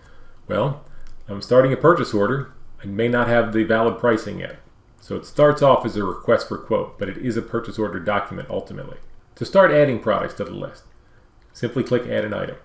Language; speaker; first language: English; native; English